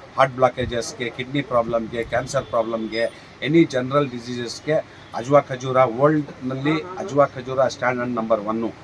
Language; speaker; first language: Kannada; non-native, local second language; Urdu